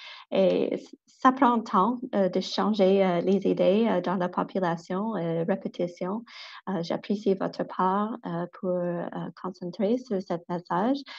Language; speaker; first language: French; non-native, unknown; English